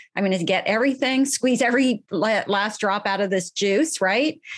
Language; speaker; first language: English; native; English